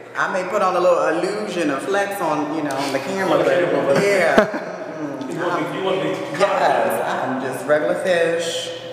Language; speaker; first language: English; native; English